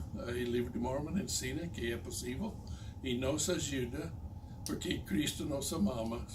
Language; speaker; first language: Portuguese; non-native, fluent; English